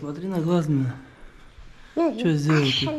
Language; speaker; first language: Russian; non-native, local second language; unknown